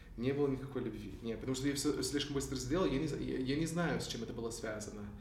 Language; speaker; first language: Russian; non-native, fluent; English